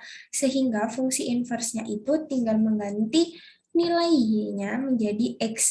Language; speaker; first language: Indonesian; native; Indonesian